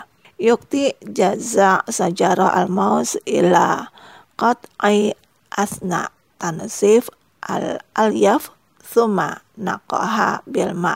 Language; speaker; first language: Arabic; non-native, fluent; Indonesian